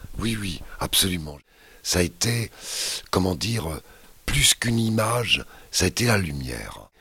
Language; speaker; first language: French; native; French